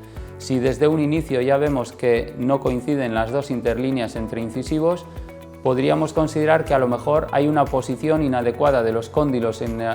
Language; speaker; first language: Spanish; native; Spanish